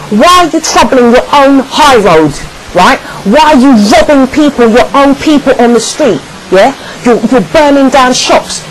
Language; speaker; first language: English; native; English